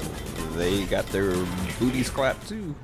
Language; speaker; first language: English; native; English